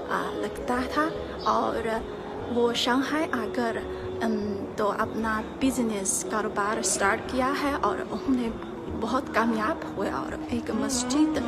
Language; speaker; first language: Hindi; non-native, fluent; Chinese